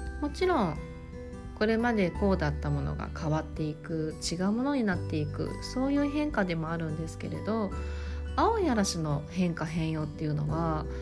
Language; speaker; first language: Japanese; native; Japanese